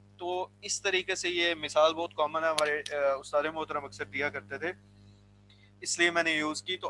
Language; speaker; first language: Urdu; non-native, local second language; Punjabi